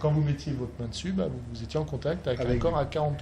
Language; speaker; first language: French; native; French